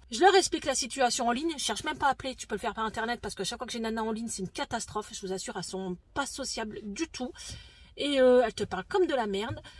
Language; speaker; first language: French; native; French